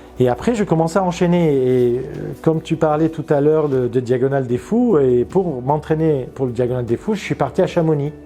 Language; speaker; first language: French; non-native, fluent; Armenian